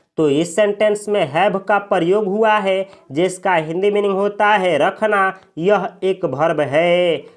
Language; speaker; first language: Hindi; native; Hindi